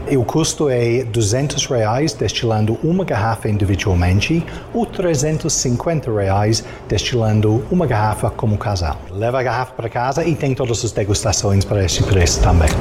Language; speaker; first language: Portuguese; non-native, fluent; English